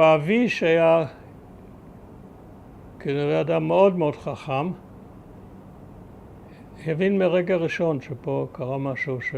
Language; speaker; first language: Hebrew; early bilingual, other home language; German